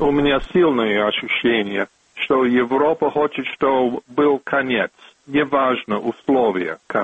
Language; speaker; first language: Russian; non-native, fluent; English